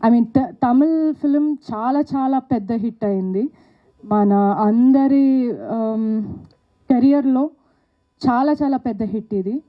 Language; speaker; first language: Telugu; non-native, local second language; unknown